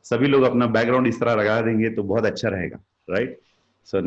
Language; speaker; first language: Hindi; native; Hindi